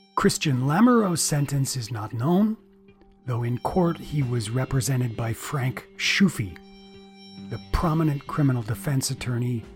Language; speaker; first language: English; native; English